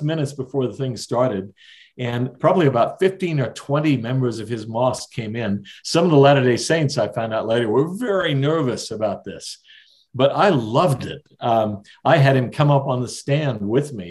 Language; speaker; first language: English; native; English